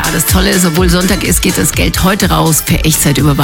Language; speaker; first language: German; native; German